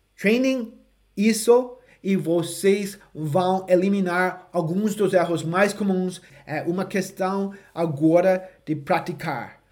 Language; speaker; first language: Portuguese; non-native, fluent; English